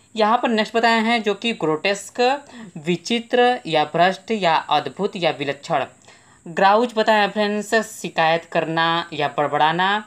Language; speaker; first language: Hindi; native; Hindi